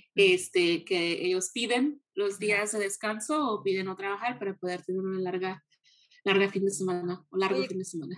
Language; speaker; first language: Spanish; early bilingual, heritage; Spanish